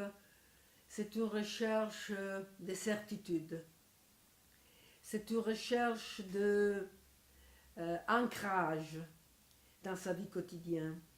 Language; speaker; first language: French; non-native, fluent; Italian